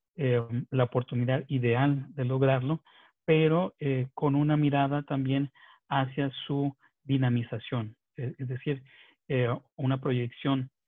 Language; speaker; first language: Spanish; non-native, local second language; Yucateco